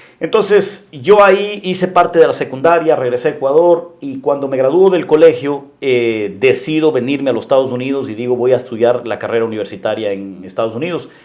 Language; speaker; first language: Spanish; native; Spanish